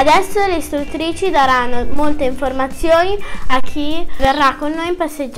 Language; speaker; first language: Italian; native; Italian